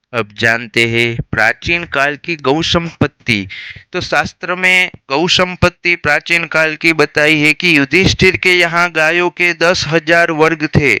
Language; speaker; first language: Hindi; non-native, local second language; Gujarati